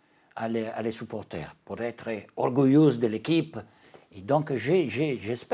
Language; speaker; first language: French; non-native, learner; Italian